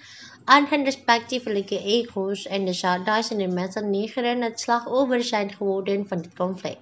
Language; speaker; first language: Dutch; non-native, fluent; Indonesian